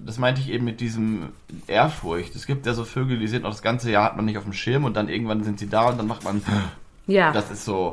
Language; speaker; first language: German; native; German